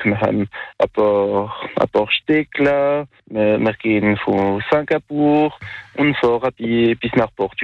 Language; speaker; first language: German; non-native, local second language; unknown